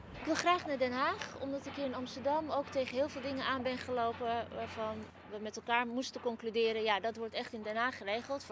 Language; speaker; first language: Dutch; early bilingual, other home language; Turkish